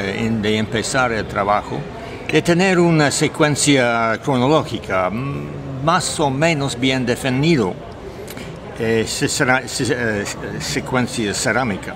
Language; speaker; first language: Spanish; non-native, fluent; English